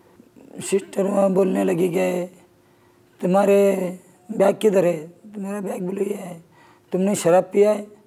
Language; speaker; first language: Hindi; non-native, local second language; Marathi